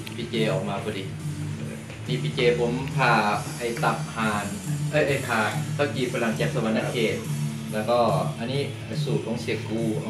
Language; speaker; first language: Thai; native; Thai